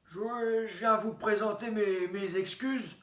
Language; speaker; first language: French; native; French